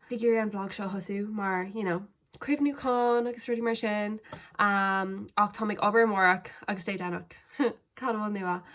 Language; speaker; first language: Irish; non-native, local second language; English